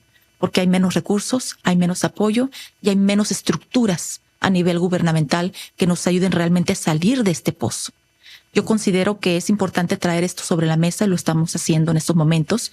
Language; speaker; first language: Spanish; native; Spanish